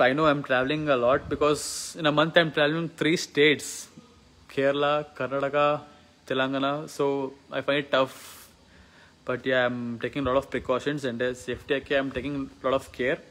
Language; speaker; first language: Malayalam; early bilingual, heritage; Malayalam